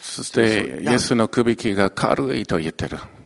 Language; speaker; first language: Japanese; non-native, fluent; English